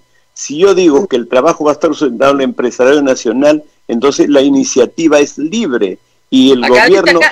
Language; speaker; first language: Spanish; native; Spanish